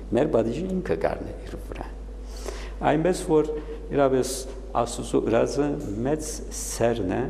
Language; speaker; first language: Armenian; early bilingual, heritage; Armenian